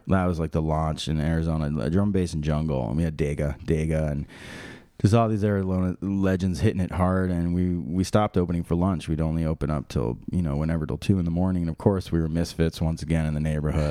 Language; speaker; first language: English; native; English